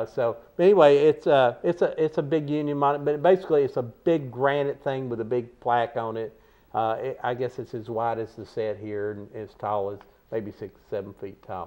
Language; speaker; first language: English; native; English